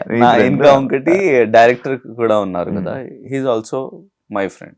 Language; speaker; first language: Telugu; non-native, learner; Hindi